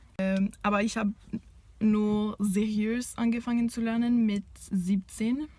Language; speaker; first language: German; non-native, fluent; French